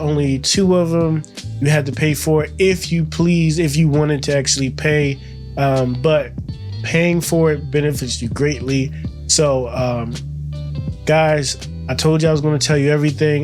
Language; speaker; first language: English; native; English